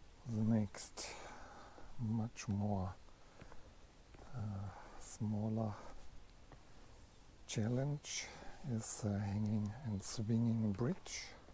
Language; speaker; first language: English; non-native, fluent; German